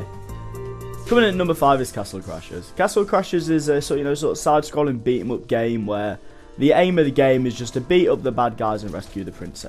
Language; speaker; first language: English; native; English